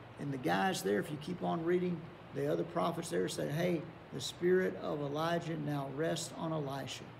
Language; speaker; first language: English; native; English